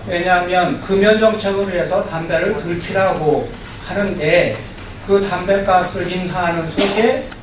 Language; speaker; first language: Korean; native; Korean